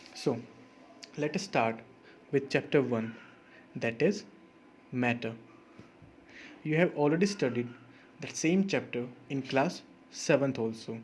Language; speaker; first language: English; non-native, local second language; Hindi